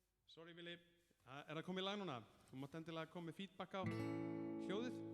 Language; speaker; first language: Icelandic; native; Icelandic